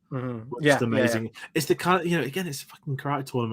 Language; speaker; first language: English; native; English